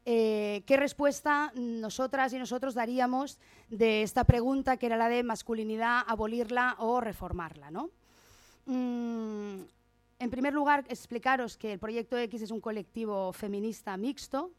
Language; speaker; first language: Spanish; native; Spanish